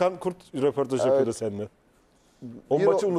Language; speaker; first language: Turkish; native; Turkish